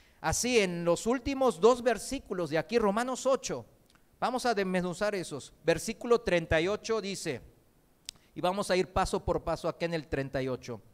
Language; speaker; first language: Spanish; early bilingual, other home language; Korean